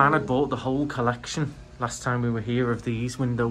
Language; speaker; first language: English; native; English